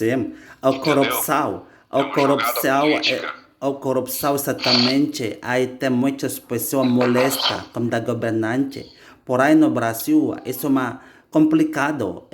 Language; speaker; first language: Portuguese; non-native, learner; Indonesian